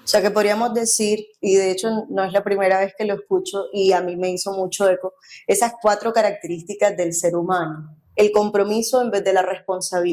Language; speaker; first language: Spanish; native; Spanish